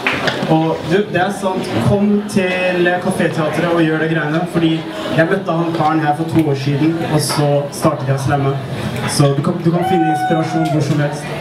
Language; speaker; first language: Norwegian; early bilingual, other home language; Somali